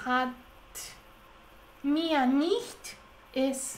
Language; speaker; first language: German; non-native, learner; Japanese